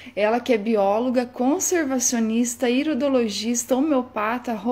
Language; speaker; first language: Portuguese; native; Portuguese